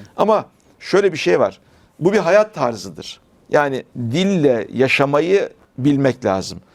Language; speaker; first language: Turkish; native; Turkish